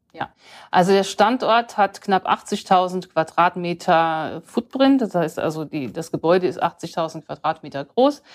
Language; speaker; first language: German; native; German